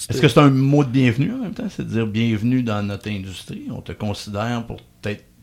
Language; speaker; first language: French; native; French